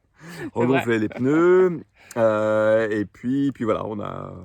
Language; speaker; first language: French; native; French